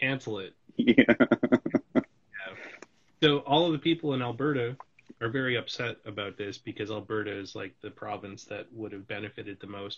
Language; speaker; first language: English; native; English